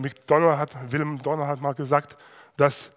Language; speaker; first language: German; non-native, fluent; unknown